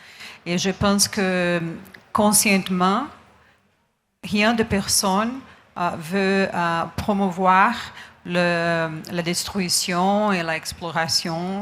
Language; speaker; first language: French; non-native, learner; Portuguese